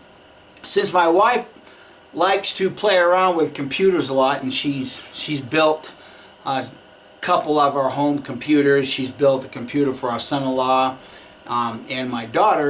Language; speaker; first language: English; native; English